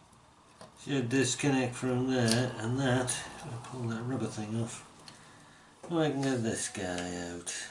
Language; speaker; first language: English; native; English